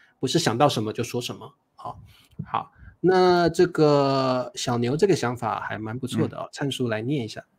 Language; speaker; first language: Chinese; native; Chinese